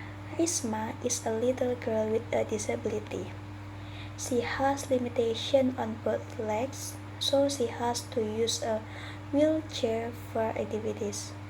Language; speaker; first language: English; non-native, learner; Indonesian